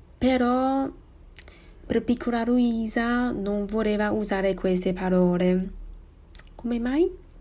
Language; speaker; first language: Italian; non-native, fluent; Chinese